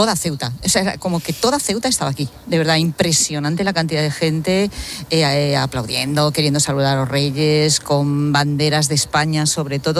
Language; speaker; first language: Spanish; native; Spanish